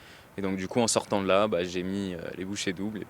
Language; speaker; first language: French; native; French